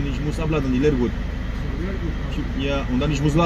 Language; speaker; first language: German; non-native, learner; Romanian